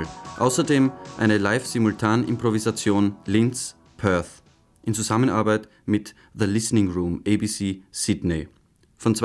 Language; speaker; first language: German; native; German